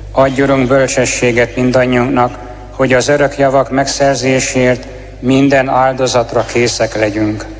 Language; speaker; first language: Hungarian; native; Hungarian